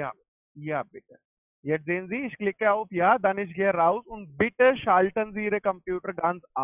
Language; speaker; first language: German; non-native, learner; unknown